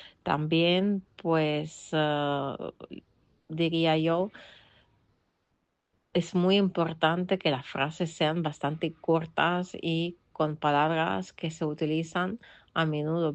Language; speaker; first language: Spanish; non-native, fluent; Russian